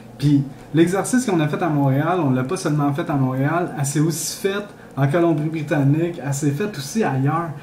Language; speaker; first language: French; native; French